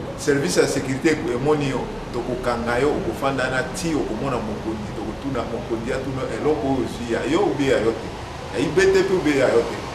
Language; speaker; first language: Lingala; native; Lingala